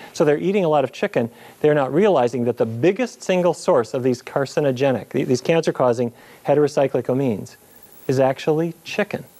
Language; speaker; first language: English; native; English